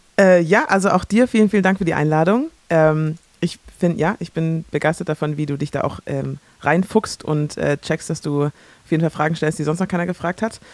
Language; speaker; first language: German; early bilingual, other home language; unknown